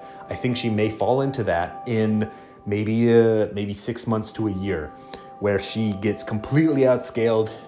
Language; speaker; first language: English; native; English